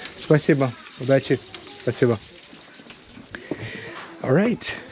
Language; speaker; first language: Russian; non-native, learner; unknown